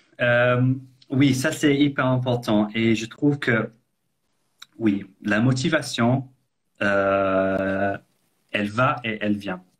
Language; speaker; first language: French; non-native, fluent; English